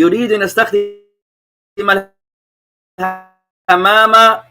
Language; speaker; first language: Arabic; non-native, fluent; English